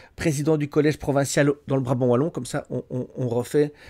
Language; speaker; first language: French; native; French